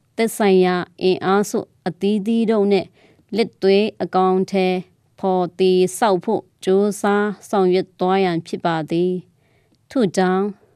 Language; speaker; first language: Burmese; non-native, local second language; Tedim Chin